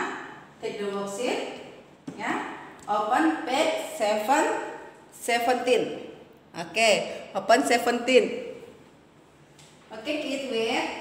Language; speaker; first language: English; non-native, learner; Indonesian